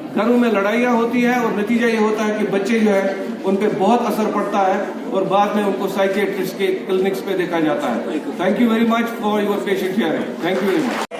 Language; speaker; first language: Hindi; non-native, local second language; Kashmiri